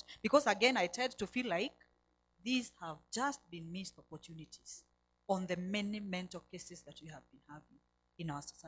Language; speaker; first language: English; non-native, local second language; Swahili